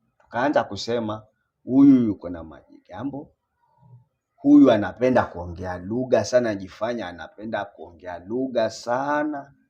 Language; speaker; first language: Swahili; non-native, local second language; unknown